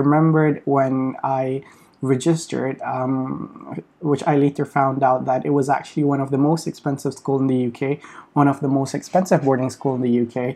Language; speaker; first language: English; non-native, fluent; Malay